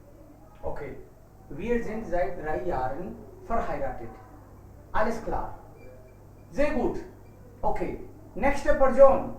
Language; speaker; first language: German; non-native, fluent; Hindi